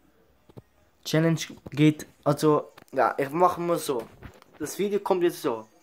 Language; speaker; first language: German; early bilingual, other home language; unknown